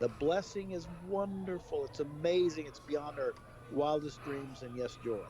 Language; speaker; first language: English; native; English